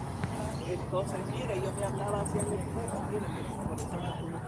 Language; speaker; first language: Spanish; native; Spanish